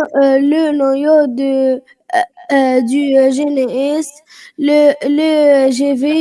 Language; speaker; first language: French; non-native, learner; Arabic